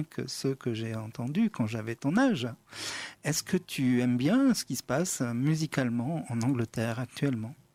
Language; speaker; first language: French; native; French